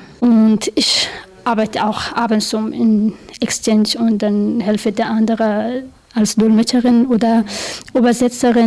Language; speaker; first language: German; non-native, learner; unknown